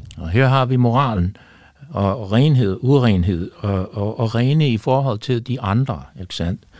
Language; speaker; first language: Danish; non-native, fluent; English